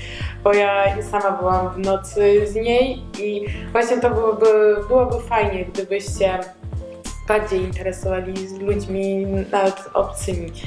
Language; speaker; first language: Polish; non-native, learner; Georgian